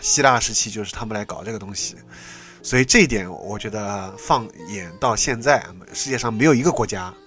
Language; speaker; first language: Chinese; native; Chinese